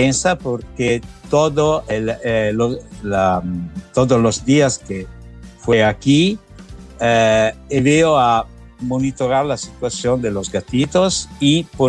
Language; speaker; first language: Spanish; non-native, learner; Italian